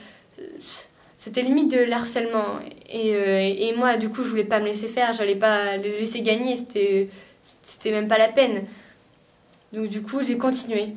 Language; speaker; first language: French; native; French